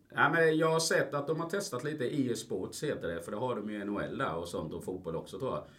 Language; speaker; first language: Swedish; early bilingual, other home language; Spanish